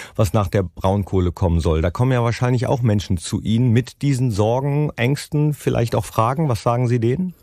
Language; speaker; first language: German; native; German